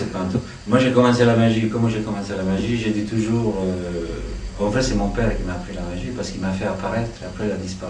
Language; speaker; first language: French; non-native, fluent; Italian